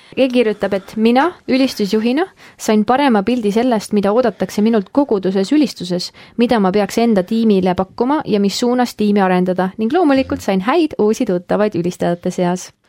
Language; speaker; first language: Estonian; early bilingual, heritage; Estonian